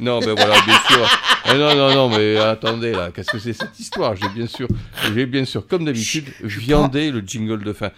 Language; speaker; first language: French; native; French